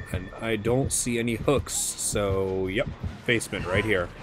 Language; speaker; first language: English; native; English